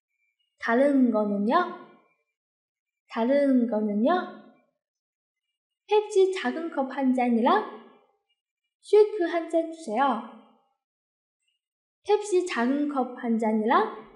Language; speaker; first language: Korean; non-native, fluent; Chinese